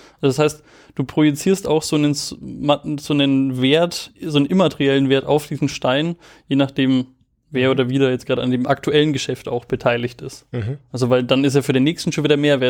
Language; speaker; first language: German; native; German